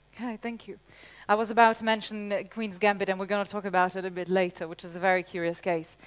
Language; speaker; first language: English; non-native, fluent; Ukrainian